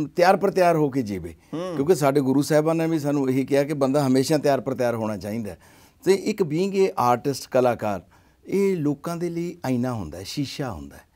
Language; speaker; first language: Punjabi; native; Punjabi